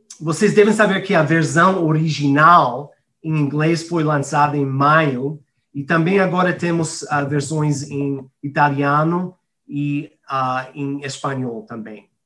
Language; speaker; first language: Portuguese; non-native, fluent; English